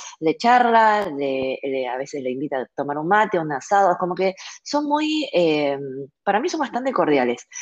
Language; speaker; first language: Spanish; early bilingual, other home language; Chinese